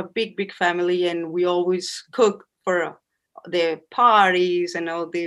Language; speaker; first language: English; non-native, fluent; Spanish